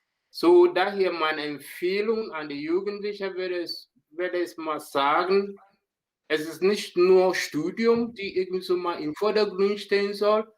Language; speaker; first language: German; non-native, learner; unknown